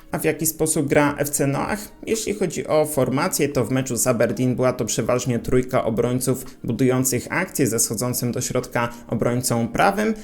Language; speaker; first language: Polish; native; Polish